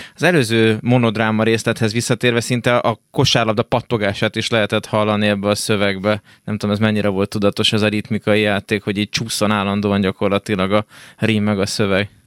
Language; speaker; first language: Hungarian; native; Hungarian